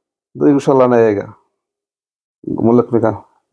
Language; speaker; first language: Hindi; non-native, learner; Bangla